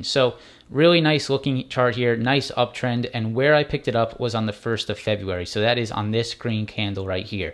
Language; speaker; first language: English; native; English